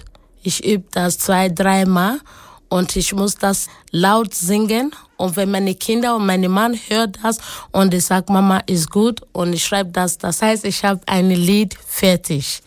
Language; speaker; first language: German; non-native, learner; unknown